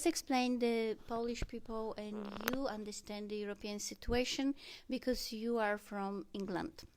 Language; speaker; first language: English; non-native, learner; Polish